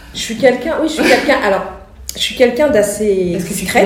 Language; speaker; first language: French; native; French